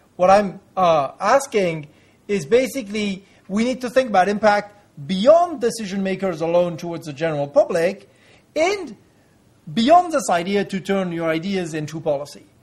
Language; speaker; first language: English; non-native, fluent; French